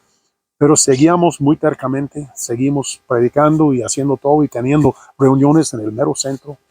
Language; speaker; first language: Spanish; non-native, fluent; English